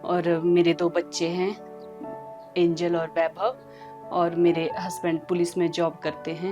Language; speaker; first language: Hindi; native; Hindi